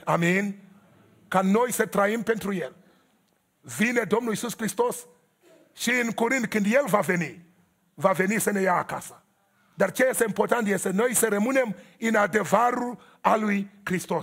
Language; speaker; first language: Romanian; non-native, learner; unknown